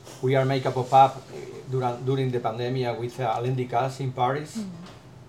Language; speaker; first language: English; non-native, learner; Spanish